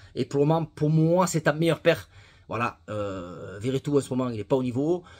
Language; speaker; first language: French; native; French